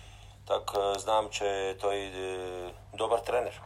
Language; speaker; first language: Bulgarian; non-native, learner; Croatian